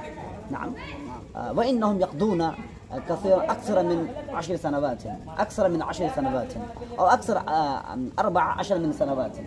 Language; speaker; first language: Arabic; non-native, fluent; Urdu